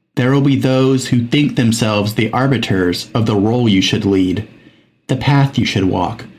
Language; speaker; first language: English; early bilingual, other home language; Spanish